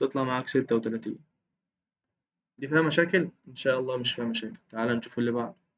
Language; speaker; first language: Arabic; native; Arabic